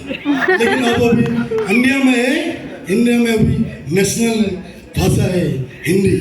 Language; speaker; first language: Hindi; non-native, local second language; Assamese